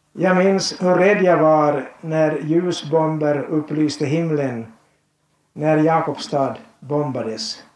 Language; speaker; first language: Swedish; native; Swedish